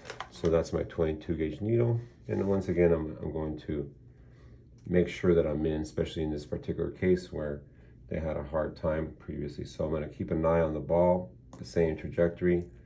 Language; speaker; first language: English; early bilingual, other home language; Spanish